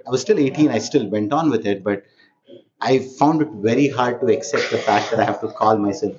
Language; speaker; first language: English; non-native, local second language; Kannada